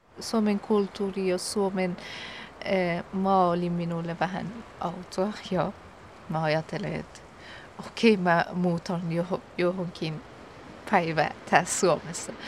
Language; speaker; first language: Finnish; non-native, learner; Arabic